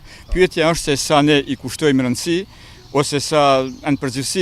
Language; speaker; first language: Albanian; native; Albanian